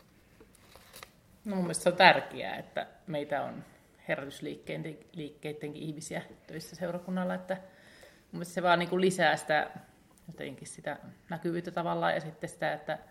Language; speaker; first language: Finnish; native; Finnish